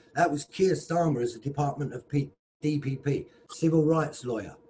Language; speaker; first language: English; native; English